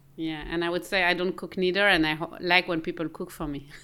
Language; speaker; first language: English; non-native, fluent; French